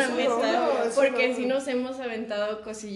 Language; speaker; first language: Spanish; native; Spanish